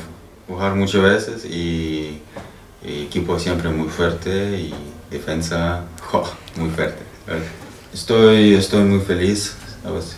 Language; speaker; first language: Spanish; non-native, learner; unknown